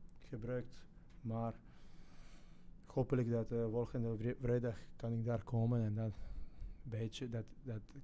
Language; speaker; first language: Dutch; non-native, fluent; Croatian